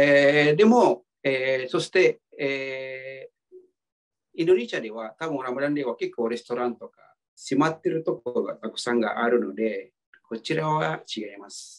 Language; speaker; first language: Japanese; non-native, fluent; Indonesian